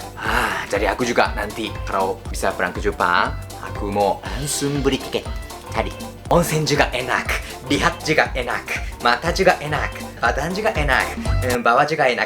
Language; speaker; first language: Indonesian; non-native, learner; Japanese